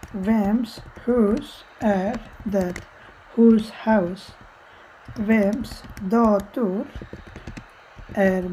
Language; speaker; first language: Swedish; non-native, fluent; Bangla